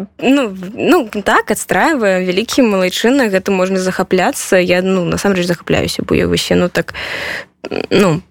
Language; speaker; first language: Belarusian; non-native, local second language; Russian